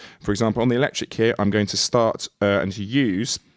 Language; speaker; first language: English; native; English